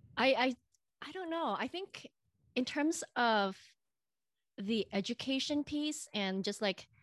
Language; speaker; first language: English; non-native, fluent; Indonesian